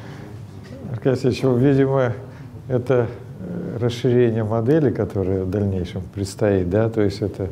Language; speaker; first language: Russian; native; Russian